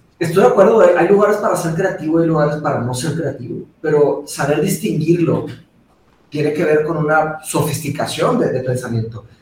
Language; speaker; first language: Spanish; early bilingual, other home language; Portuguese